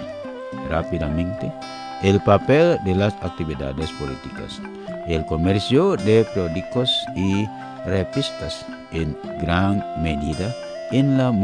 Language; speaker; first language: Spanish; non-native, learner; Indonesian